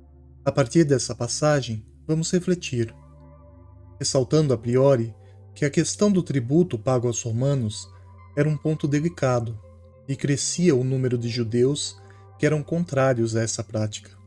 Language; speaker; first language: Portuguese; native; Portuguese